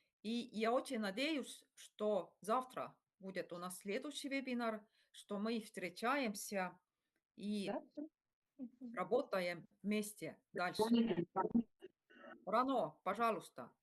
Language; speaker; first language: Russian; non-native, fluent; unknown